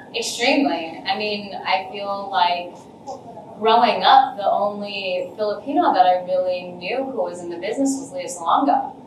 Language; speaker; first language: English; native; English